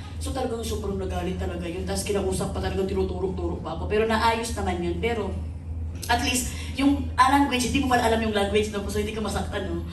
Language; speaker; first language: Filipino; non-native, local second language; Cebuano